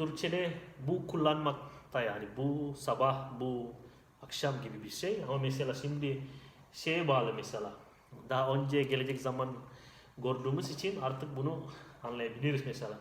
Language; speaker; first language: Turkish; non-native, fluent; Indonesian